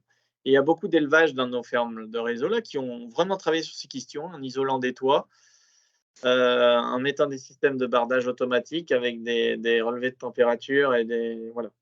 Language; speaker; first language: French; native; French